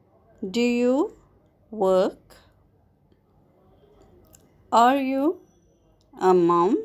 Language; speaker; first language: English; non-native, fluent; Arabic